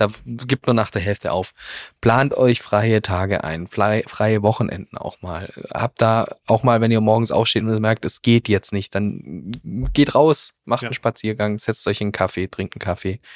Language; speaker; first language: German; native; German